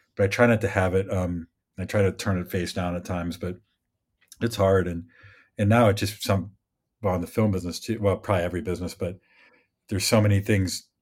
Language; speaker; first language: English; native; English